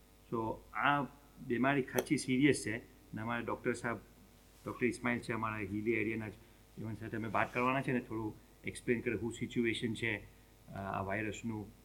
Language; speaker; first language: Gujarati; early bilingual, heritage; Gujarati